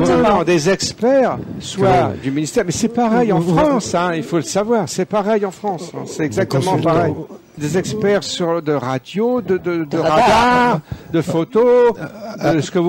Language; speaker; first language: French; native; French